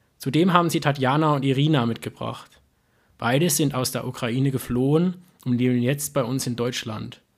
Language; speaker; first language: German; native; German